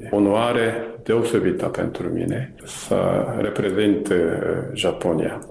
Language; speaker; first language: Romanian; non-native, fluent; Japanese